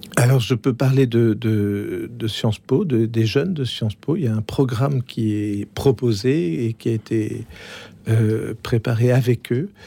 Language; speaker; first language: French; native; French